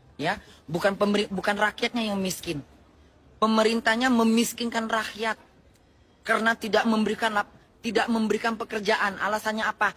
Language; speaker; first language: Indonesian; native; Indonesian